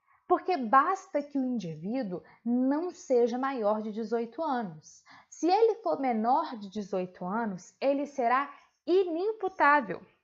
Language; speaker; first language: Portuguese; native; Portuguese